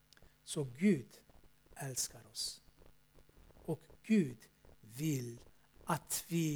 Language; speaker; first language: Swedish; non-native, fluent; Armenian